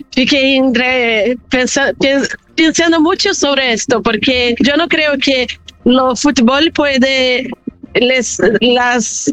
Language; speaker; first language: Spanish; non-native, learner; Portuguese